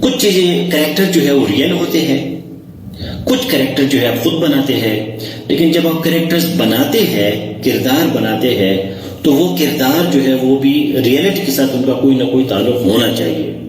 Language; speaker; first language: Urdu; non-native, local second language; Pashto